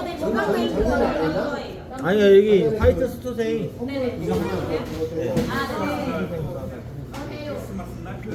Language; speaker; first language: Korean; non-native, learner; Thai